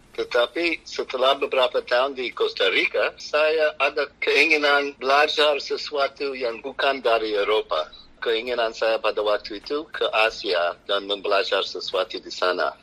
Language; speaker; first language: Indonesian; non-native, fluent; English